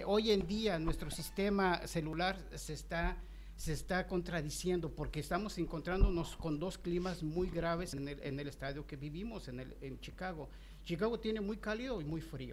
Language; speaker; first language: Spanish; native; Spanish